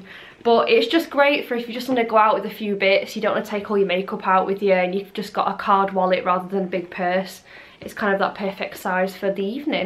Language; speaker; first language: English; native; English